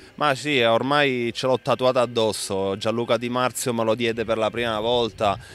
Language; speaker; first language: Italian; native; Italian